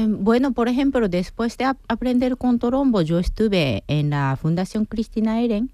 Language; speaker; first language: Spanish; non-native, fluent; Japanese